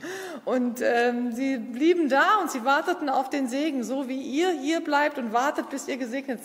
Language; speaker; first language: German; native; German